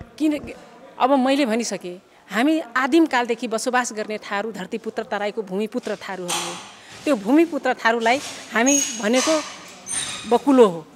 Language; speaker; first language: Nepali; non-native, local second language; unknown